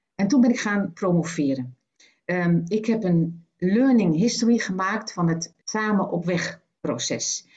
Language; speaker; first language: Dutch; native; Dutch